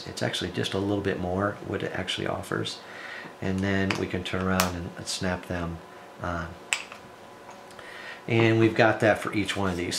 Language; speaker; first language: English; native; English